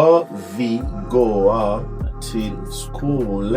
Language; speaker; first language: Swedish; non-native, learner; English